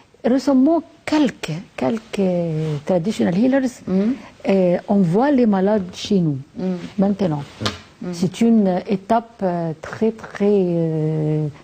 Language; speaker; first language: French; non-native, fluent; Arabic